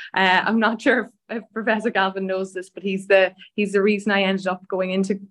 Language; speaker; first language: English; native; English